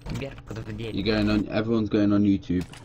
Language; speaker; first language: English; native; English